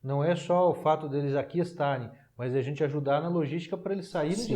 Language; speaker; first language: Portuguese; native; Portuguese